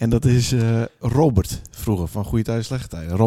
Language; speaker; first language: Dutch; native; Dutch